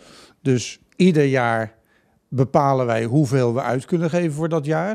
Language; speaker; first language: Dutch; native; Dutch